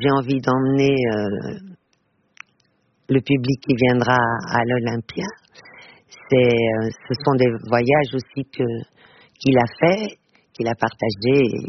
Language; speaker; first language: French; non-native, fluent; Portuguese